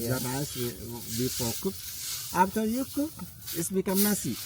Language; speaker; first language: English; non-native, learner; Indonesian